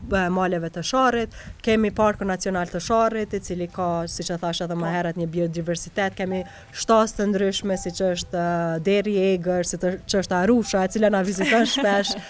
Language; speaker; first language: Albanian; native; Albanian